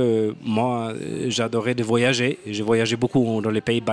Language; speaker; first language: French; non-native, fluent; German